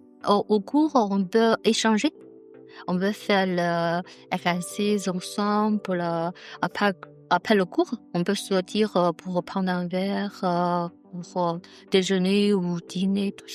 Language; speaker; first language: French; non-native, learner; Chinese